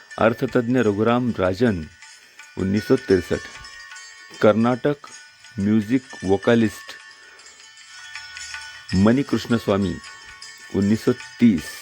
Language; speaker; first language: Hindi; non-native, local second language; Marathi